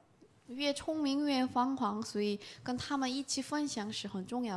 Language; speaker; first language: Chinese; non-native, fluent; Korean